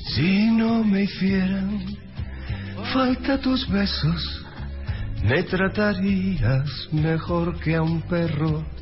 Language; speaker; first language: Spanish; native; Spanish